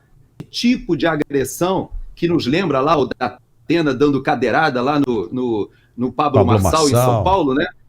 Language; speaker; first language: Portuguese; native; Portuguese